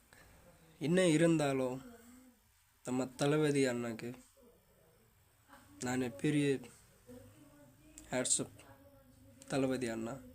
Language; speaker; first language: Tamil; non-native, fluent; Nepali